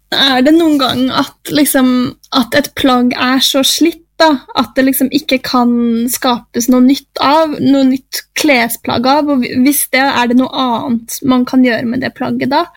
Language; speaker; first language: Norwegian; native; Norwegian